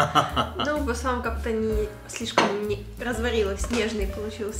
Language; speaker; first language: Russian; native; Russian